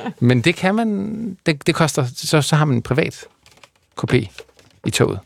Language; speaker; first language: Danish; native; Danish